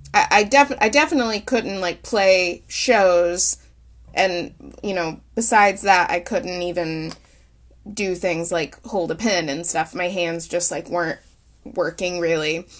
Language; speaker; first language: English; native; English